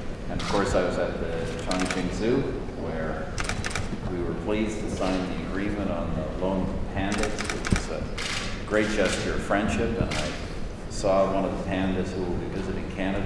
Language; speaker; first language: English; native; English